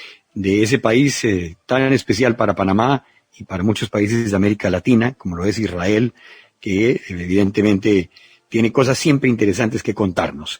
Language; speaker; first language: Spanish; native; Spanish